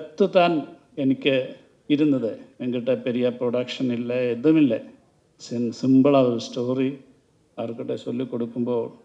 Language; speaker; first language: Tamil; non-native, learner; Malayalam